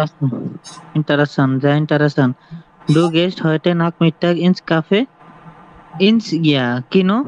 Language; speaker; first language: German; non-native, learner; Bangla